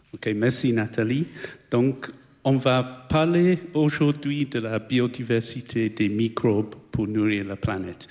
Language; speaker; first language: French; non-native, fluent; English